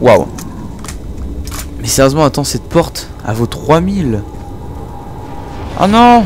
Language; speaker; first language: French; native; French